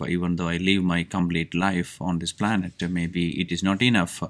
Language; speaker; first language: English; non-native, local second language; Malayalam